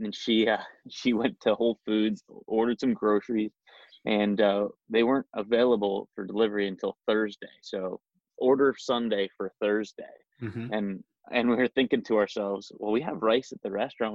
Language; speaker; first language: English; native; English